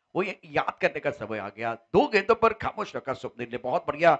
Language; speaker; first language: Hindi; non-native, local second language; Marathi